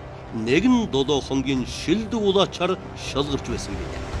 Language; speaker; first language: Mongolian; native; Mongolian